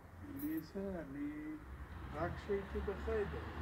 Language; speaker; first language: Hebrew; non-native, fluent; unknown